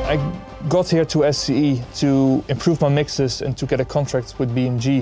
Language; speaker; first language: English; non-native, fluent; Dutch